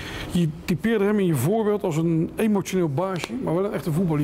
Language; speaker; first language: Dutch; native; Dutch